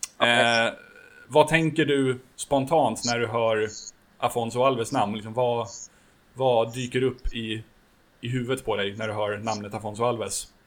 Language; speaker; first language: Swedish; native; Swedish